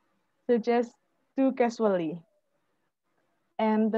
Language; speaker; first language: English; non-native, fluent; Indonesian